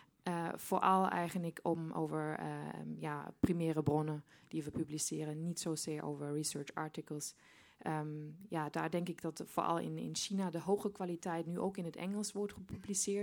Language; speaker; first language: Dutch; non-native, fluent; German